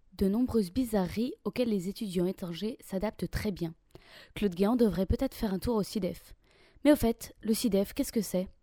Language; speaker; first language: French; native; French